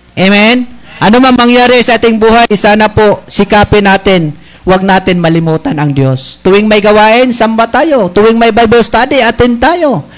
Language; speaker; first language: Filipino; non-native, local second language; Bikol